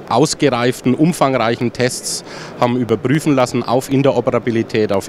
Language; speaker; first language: German; native; German